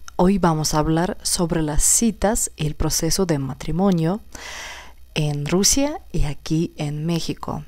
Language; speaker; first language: Spanish; non-native, fluent; Russian